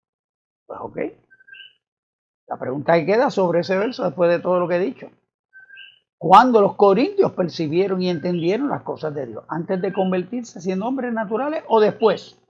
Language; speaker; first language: Spanish; native; Spanish